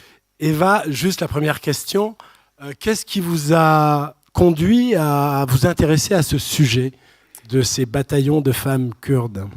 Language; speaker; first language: French; native; French